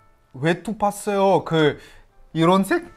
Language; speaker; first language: Korean; non-native, learner; Russian